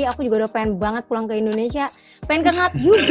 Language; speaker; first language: Indonesian; native; Indonesian